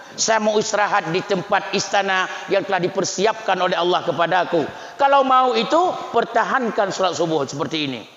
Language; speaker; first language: Malay; non-native, local second language; Achinese